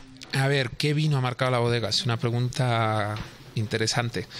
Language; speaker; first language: Spanish; native; Spanish